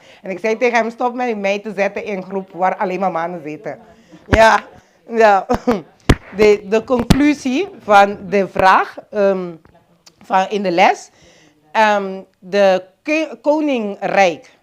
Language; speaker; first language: Dutch; non-native, local second language; Papiamento